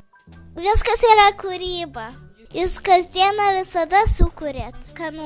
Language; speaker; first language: Lithuanian; early bilingual, heritage; Lithuanian